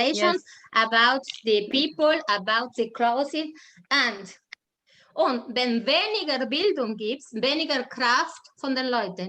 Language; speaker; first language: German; non-native, fluent; Spanish